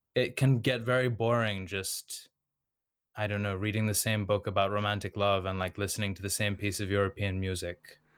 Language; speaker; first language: English; non-native, local second language; Serbian